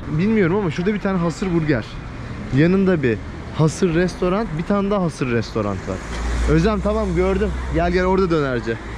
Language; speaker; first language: Turkish; native; Turkish